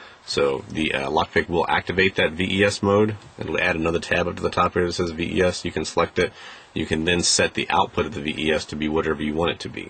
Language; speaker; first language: English; native; English